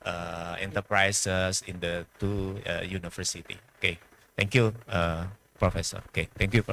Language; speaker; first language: English; non-native, learner; Indonesian